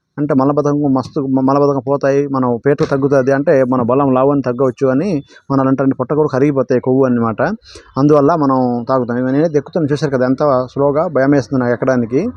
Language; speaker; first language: Telugu; non-native, local second language; Odia